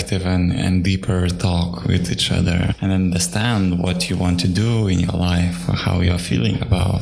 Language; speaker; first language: English; non-native, fluent; Lithuanian